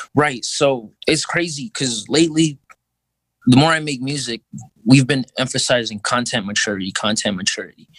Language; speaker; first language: English; early bilingual, other home language; Filipino